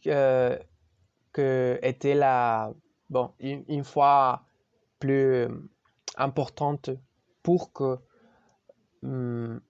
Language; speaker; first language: French; non-native, learner; Spanish